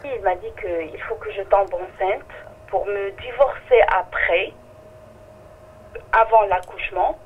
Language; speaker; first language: French; non-native, fluent; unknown